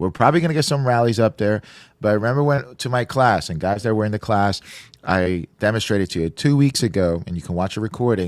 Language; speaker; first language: English; native; English